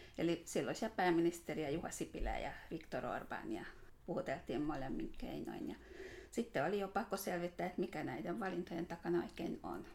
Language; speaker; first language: Finnish; non-native, fluent; Hungarian